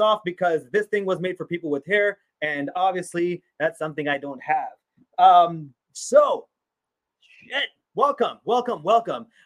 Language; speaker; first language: English; native; English